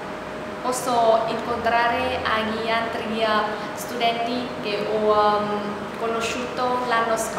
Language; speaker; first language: Italian; non-native, learner; Vietnamese